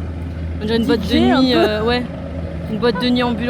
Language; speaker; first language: French; native; French